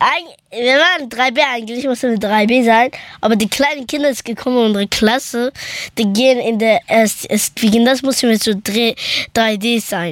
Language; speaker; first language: German; early bilingual, other home language; Persian